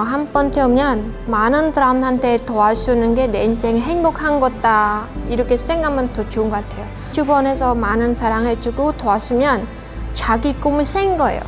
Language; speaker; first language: Korean; non-native, learner; Khmer